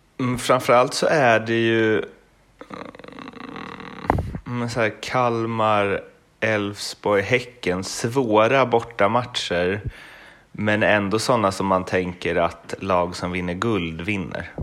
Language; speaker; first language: Swedish; native; Swedish